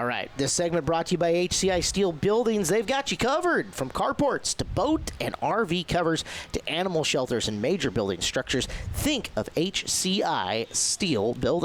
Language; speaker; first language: English; native; English